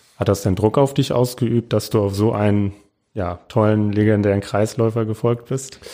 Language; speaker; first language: German; native; German